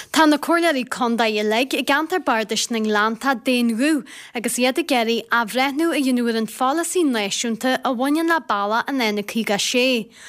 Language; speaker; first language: Irish; native; Irish